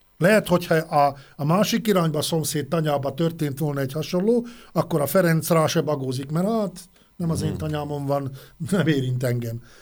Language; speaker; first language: Hungarian; native; Hungarian